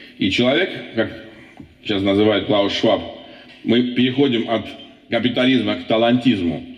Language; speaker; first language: Russian; non-native, local second language; Armenian